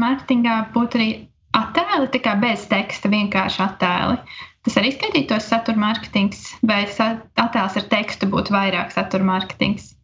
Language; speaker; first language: Latvian; native; Latvian